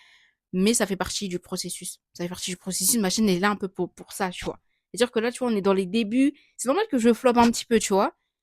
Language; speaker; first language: French; native; French